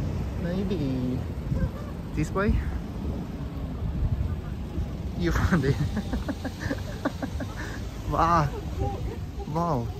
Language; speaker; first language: English; non-native, learner; Japanese